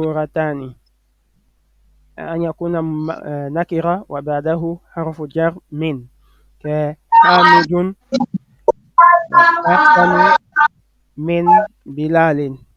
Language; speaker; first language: Arabic; non-native, fluent; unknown